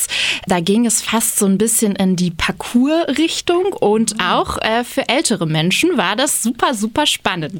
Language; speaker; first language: German; native; German